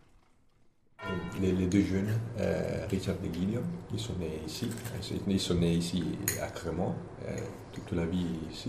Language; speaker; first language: French; non-native, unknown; Italian